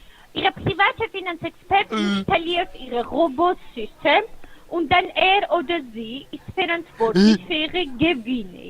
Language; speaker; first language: German; non-native, fluent; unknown